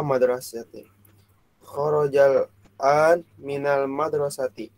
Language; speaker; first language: Arabic; non-native, learner; Indonesian